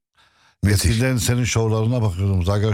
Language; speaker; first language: Turkish; non-native, fluent; Arabic